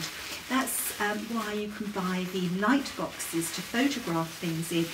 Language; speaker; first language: English; native; English